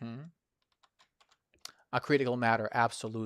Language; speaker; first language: English; non-native, fluent; Serbian